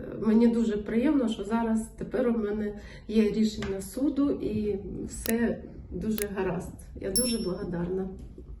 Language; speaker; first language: Ukrainian; non-native, local second language; Russian